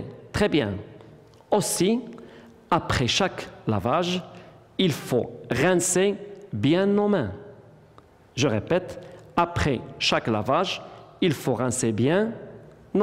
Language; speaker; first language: French; non-native, local second language; Arabic